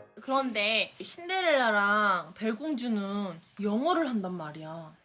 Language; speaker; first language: Korean; native; Korean